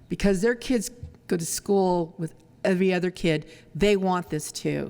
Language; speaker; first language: English; early bilingual, other home language; Spanish